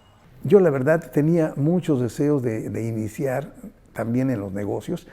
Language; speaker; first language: Spanish; native; Spanish